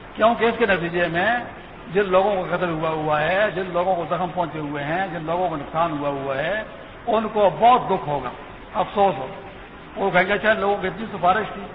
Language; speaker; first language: Urdu; non-native, local second language; Pashto